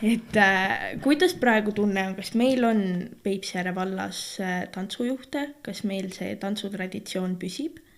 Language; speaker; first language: Estonian; native; Estonian